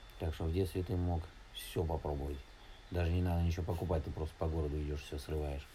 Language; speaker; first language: Russian; native; Russian